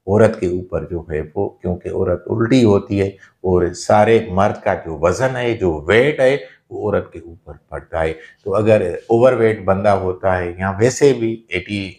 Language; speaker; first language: Urdu; non-native, local second language; Sindhi